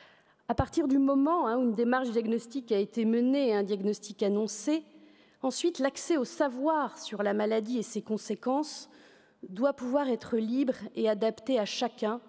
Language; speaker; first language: French; native; French